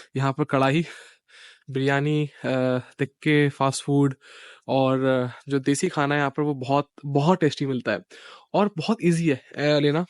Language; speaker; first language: Urdu; native; Urdu